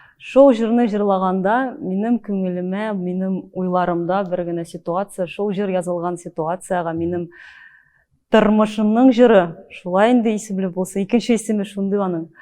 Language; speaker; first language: Tatar; early bilingual, heritage; Tatar